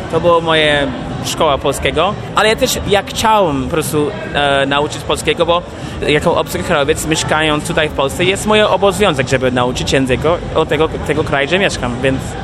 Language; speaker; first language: Polish; non-native, fluent; English